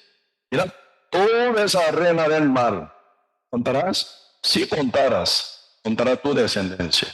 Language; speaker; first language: Spanish; non-native, learner; Korean